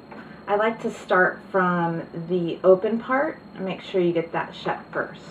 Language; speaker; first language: English; native; English